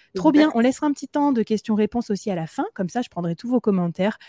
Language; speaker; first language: French; native; French